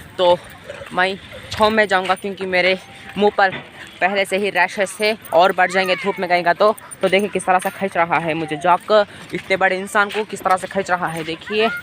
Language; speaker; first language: Hindi; non-native, local second language; Urdu